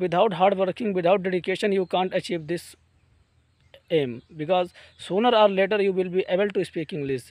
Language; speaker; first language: English; non-native, learner; Hindi